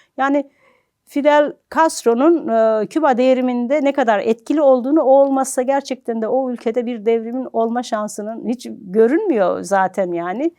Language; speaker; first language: Turkish; native; Turkish